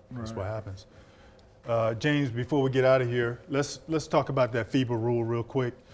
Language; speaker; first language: English; native; English